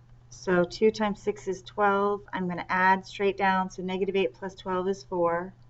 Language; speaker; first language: English; native; English